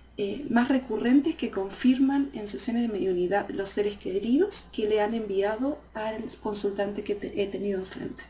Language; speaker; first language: Spanish; native; Spanish